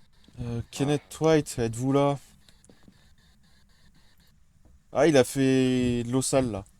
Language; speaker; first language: French; native; French